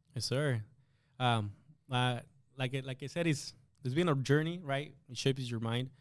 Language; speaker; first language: English; early bilingual, other home language; Spanish